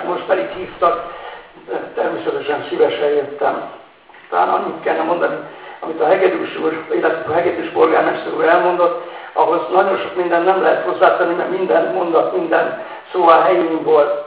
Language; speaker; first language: Hungarian; native; Hungarian